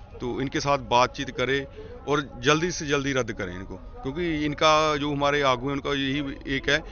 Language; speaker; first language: Hindi; non-native, local second language; Punjabi